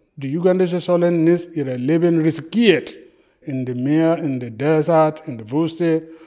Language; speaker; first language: German; non-native, fluent; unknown